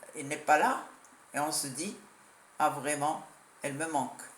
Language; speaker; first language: French; non-native, local second language; Arabic